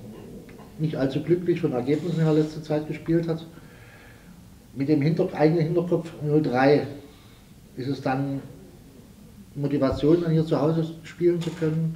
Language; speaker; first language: German; native; German